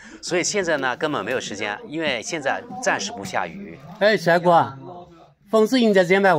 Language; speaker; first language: Chinese; native; Chinese